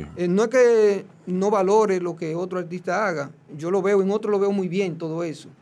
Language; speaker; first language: Spanish; native; Spanish